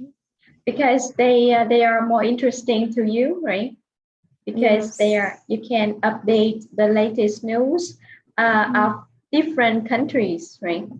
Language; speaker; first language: English; non-native, fluent; Vietnamese